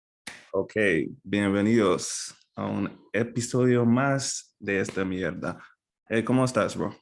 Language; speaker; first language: Spanish; non-native, fluent; English